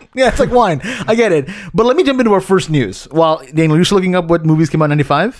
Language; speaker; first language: English; early bilingual, other home language; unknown